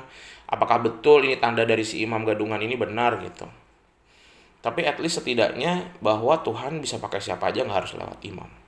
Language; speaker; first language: Indonesian; native; Indonesian